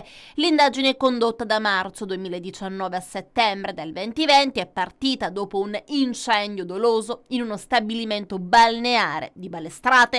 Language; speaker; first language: Italian; native; Italian